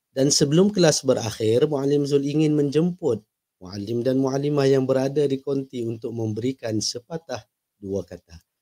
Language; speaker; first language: Malay; native; Malay